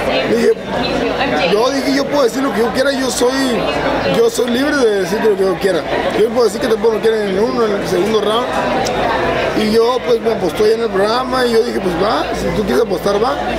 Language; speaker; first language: Spanish; native; Spanish